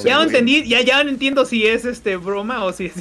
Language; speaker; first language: Spanish; native; Spanish